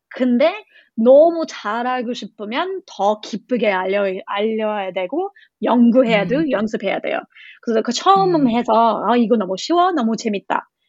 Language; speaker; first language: Korean; non-native, learner; English